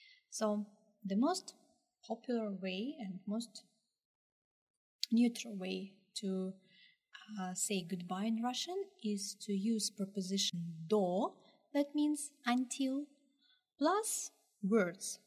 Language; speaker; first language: English; non-native, fluent; Russian